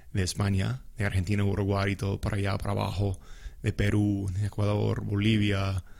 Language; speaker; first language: Spanish; non-native, fluent; English